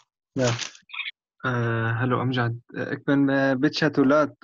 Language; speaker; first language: Dutch; non-native, learner; Arabic